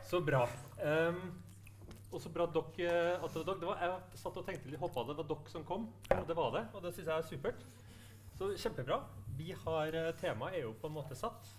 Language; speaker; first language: Norwegian; native; Norwegian